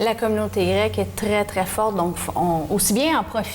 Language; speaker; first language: French; native; French